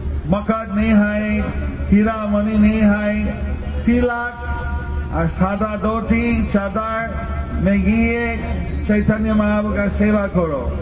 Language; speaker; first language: Hindi; non-native, learner; English